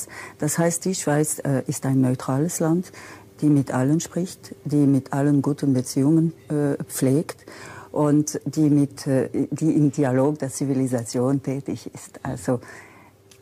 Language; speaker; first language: German; non-native, local second language; French